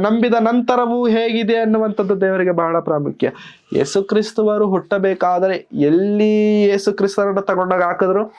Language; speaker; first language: Kannada; non-native, local second language; Telugu